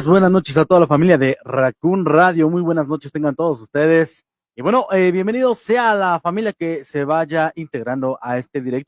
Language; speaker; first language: Spanish; native; Spanish